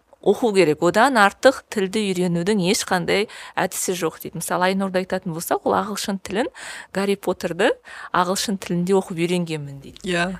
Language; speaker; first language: Kazakh; native; Kazakh